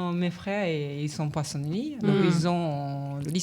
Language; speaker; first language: French; non-native, learner; Japanese